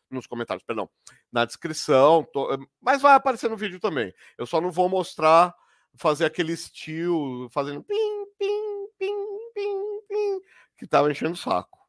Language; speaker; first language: Portuguese; native; Portuguese